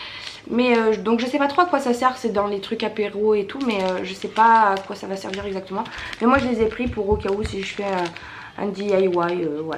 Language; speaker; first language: French; native; French